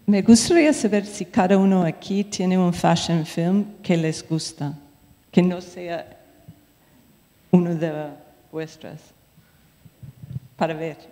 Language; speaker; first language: Spanish; non-native, fluent; English